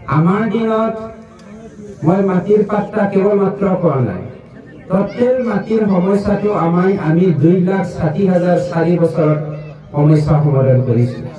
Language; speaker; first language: Assamese; non-native, local second language; Bodo